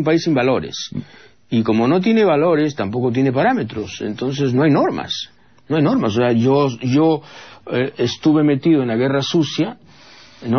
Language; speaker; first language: Spanish; native; Spanish